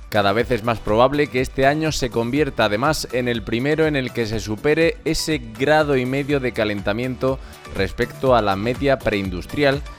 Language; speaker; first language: Spanish; native; Spanish